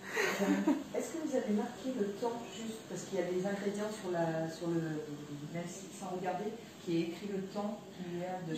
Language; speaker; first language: French; native; French